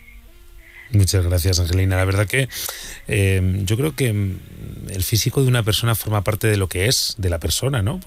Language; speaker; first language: Spanish; native; Spanish